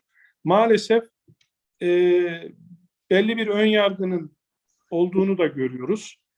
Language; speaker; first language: Turkish; native; Turkish